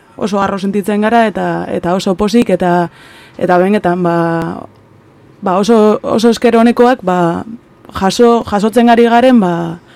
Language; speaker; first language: Basque; non-native, local second language; Spanish